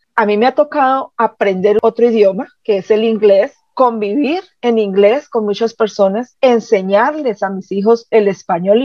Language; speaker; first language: Spanish; native; Spanish